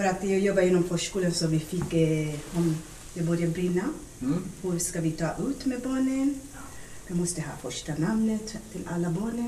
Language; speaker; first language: Swedish; non-native, learner; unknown